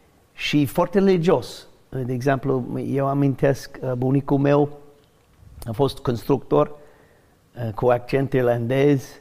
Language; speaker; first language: Romanian; non-native, learner; English